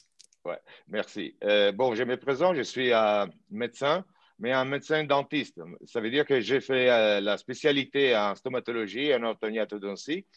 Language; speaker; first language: French; non-native, fluent; Italian